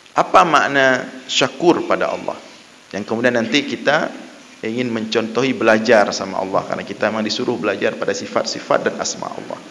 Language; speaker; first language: Malay; non-native, local second language; Achinese